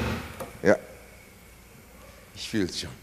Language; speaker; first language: German; early bilingual, other home language; Turkish